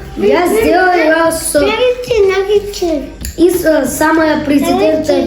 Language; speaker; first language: Russian; non-native, local second language; Kazakh